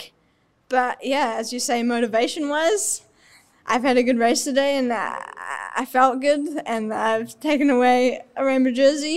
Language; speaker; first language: English; native; English